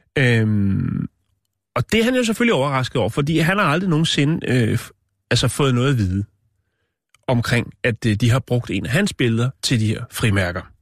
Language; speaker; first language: Danish; native; Danish